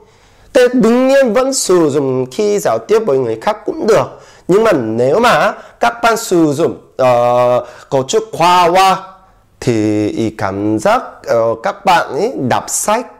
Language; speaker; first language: Vietnamese; non-native, fluent; Korean